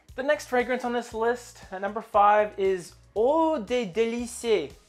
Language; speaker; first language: English; native; English